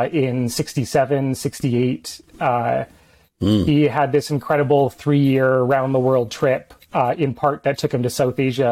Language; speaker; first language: English; native; English